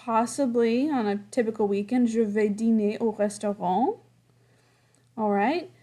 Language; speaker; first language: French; non-native, fluent; English